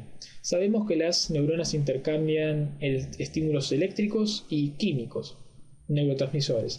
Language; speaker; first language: Spanish; native; Spanish